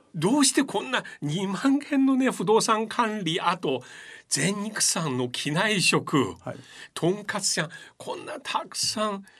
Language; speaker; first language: Japanese; non-native, fluent; Chinese